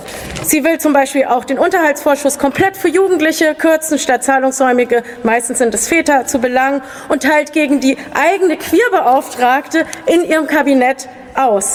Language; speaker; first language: German; native; German